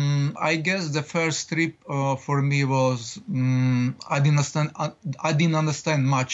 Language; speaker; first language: English; non-native, learner; Latvian